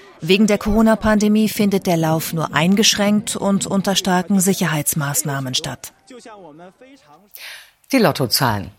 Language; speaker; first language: German; native; German